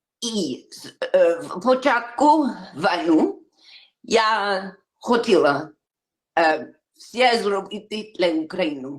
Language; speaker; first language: Ukrainian; early bilingual, heritage; English